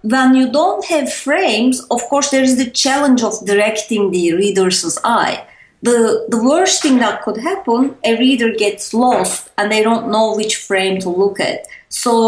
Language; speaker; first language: English; non-native, fluent; Turkish